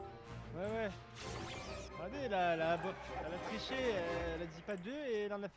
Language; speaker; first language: French; native; French